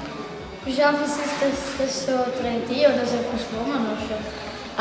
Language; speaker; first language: German; native; German